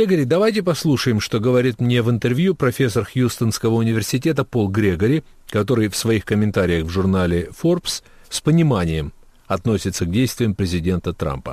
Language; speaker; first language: Russian; native; Russian